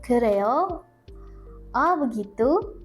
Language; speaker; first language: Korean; non-native, learner; Indonesian